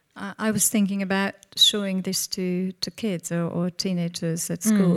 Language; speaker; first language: English; non-native, fluent; Hungarian